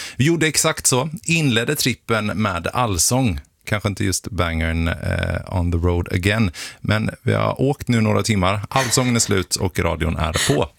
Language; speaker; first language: Swedish; native; Swedish